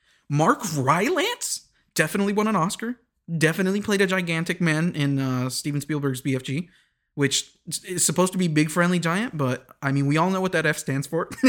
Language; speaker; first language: English; early bilingual, other home language; Spanish